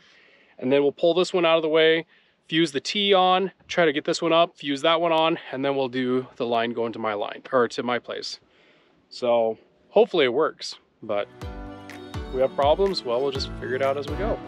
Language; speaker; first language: English; native; English